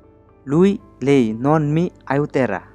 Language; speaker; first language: Italian; non-native, fluent; Bangla